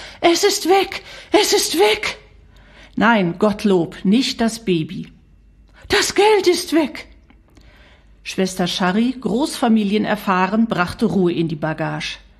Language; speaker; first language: German; native; German